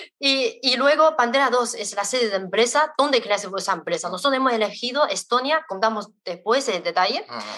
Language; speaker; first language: Spanish; non-native, fluent; Chinese